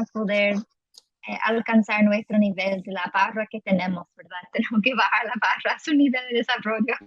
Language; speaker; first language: Spanish; non-native, fluent; English